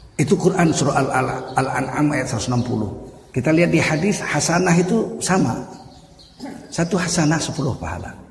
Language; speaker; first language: Indonesian; native; Indonesian